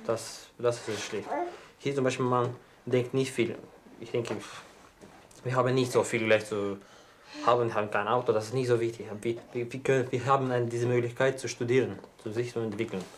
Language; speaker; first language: German; non-native, learner; Azerbaijani